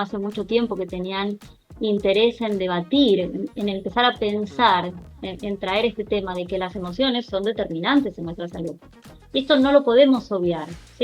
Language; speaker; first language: Spanish; native; Spanish